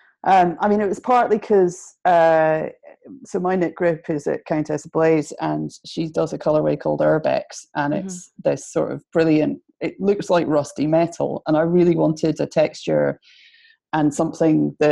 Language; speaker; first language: English; native; English